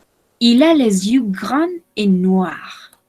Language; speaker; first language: French; non-native, fluent; Spanish